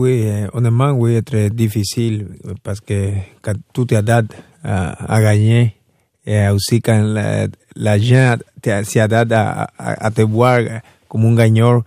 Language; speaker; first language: French; non-native, fluent; Spanish